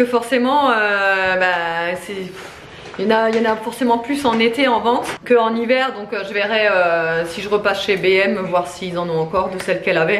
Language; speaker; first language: French; native; French